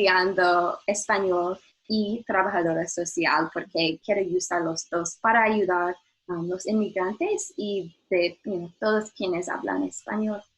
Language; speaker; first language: Spanish; non-native, learner; English